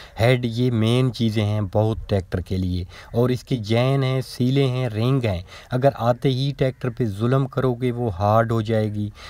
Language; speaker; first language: Urdu; non-native, local second language; Punjabi